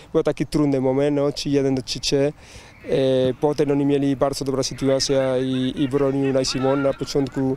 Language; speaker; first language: Polish; non-native, learner; Spanish